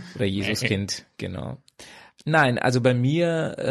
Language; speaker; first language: German; native; German